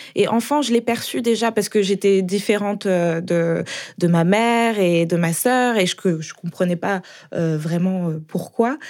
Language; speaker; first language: French; native; French